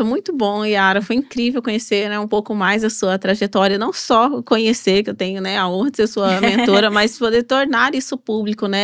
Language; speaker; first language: Portuguese; native; Portuguese